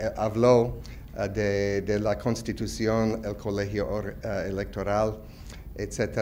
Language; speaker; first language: Spanish; non-native, fluent; English